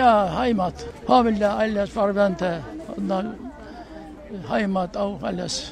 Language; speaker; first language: German; non-native, learner; Turkish